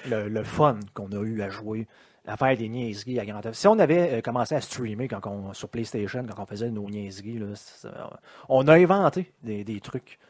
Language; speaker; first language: French; native; French